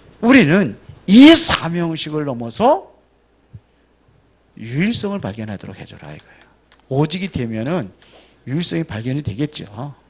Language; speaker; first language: Korean; native; Korean